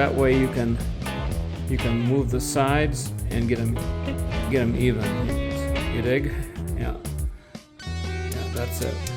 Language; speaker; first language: English; native; English